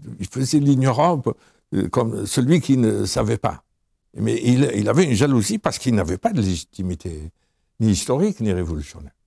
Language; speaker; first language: French; non-native, local second language; Arabic